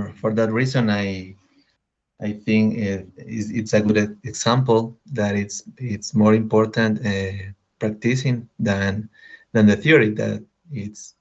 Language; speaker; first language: English; non-native, learner; Spanish